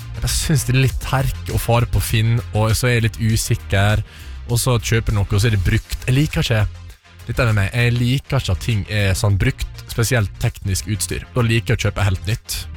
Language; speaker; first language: Norwegian; native; Norwegian